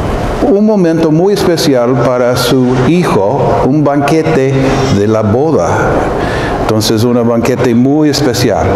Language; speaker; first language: Spanish; non-native, fluent; English